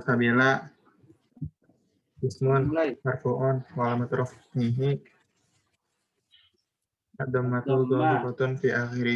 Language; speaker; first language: Arabic; non-native, learner; Indonesian